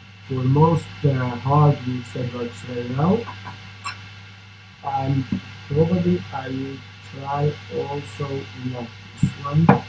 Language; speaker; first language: English; non-native, fluent; Italian